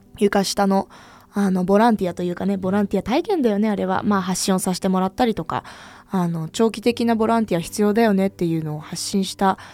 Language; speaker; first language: Japanese; native; Japanese